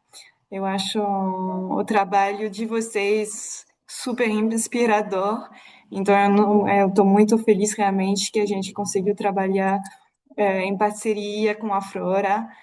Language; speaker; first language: Portuguese; non-native, fluent; French